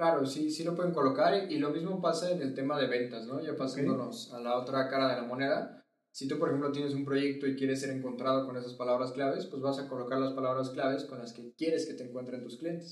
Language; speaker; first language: Spanish; native; Spanish